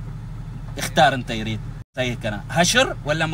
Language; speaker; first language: Arabic; native; Arabic